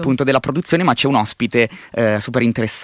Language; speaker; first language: Italian; native; Italian